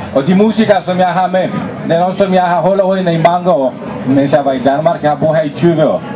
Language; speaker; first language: Danish; non-native, fluent; Romanian